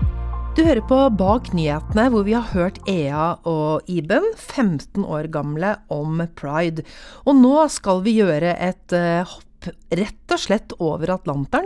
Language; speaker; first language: Norwegian; native; Norwegian